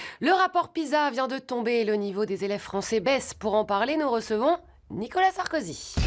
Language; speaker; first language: French; native; French